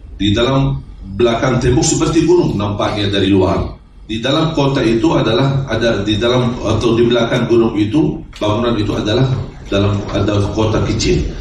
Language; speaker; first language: Indonesian; non-native, fluent; Arabic